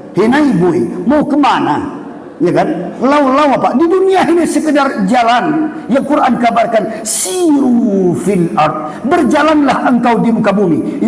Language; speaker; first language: Malay; non-native, local second language; Buginese